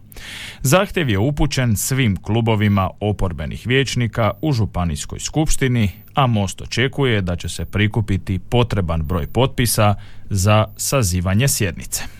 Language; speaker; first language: Serbian; native; Serbian